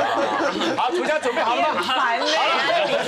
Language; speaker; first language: Chinese; native; Chinese